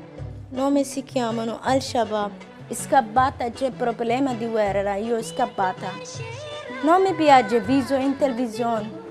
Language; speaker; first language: Italian; non-native, learner; Somali